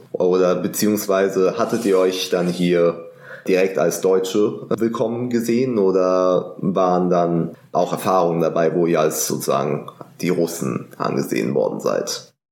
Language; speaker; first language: German; early bilingual, other home language; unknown